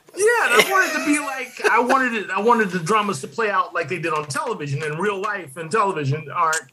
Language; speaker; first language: English; native; English